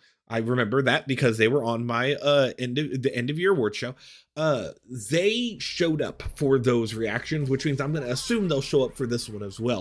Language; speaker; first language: English; native; English